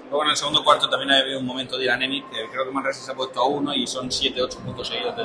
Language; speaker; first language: Spanish; native; Spanish